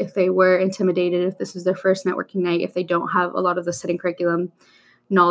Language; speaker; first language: English; native; English